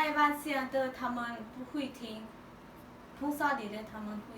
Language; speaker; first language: Chinese; non-native, learner; Lao